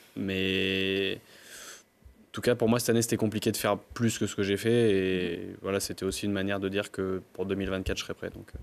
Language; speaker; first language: French; native; French